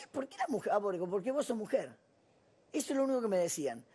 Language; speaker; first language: Spanish; native; Spanish